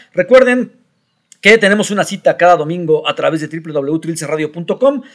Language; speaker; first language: Spanish; native; Spanish